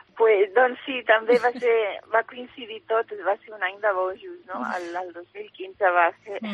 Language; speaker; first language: Catalan; early bilingual, heritage; English